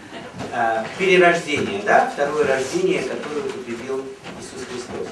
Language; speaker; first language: Russian; native; Russian